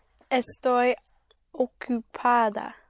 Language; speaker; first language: Spanish; non-native, learner; English